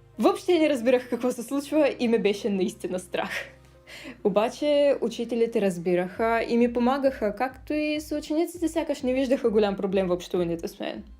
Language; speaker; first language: Bulgarian; early bilingual, other home language; Russian